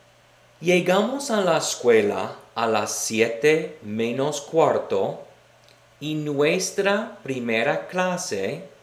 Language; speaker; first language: Spanish; non-native, fluent; English